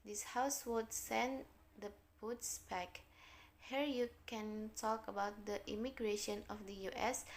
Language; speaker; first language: English; non-native, learner; Indonesian